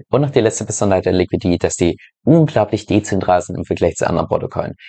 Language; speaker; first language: German; native; German